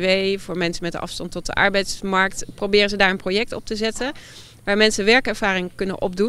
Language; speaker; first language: Dutch; native; Dutch